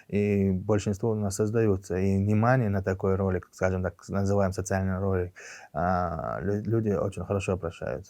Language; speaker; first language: Russian; non-native, local second language; Chechen